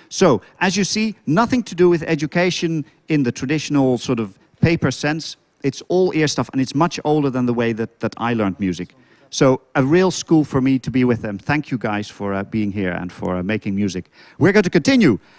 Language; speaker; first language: English; non-native, fluent; Dutch